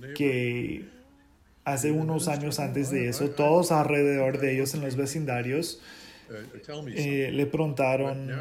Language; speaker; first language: Spanish; non-native, fluent; English